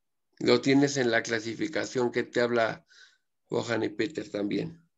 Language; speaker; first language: Spanish; native; Spanish